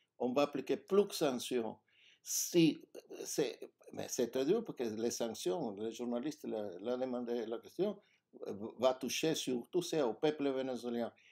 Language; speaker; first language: French; non-native, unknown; Spanish